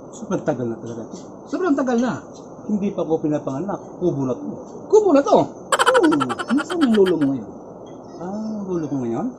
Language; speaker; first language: Filipino; non-native, local second language; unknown